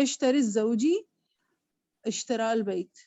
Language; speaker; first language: Arabic; non-native, learner; Urdu